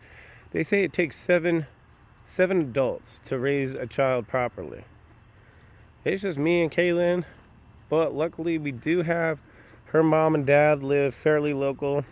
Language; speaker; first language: English; native; English